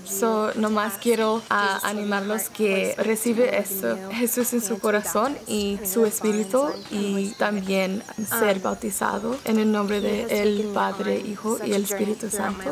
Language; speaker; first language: Spanish; non-native, learner; English